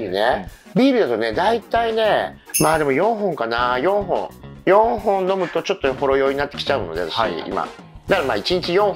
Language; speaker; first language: Japanese; native; Japanese